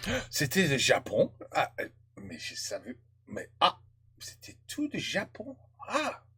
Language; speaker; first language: French; non-native, fluent; English